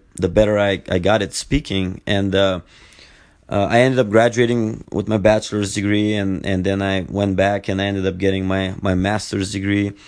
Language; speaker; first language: English; non-native, fluent; Bulgarian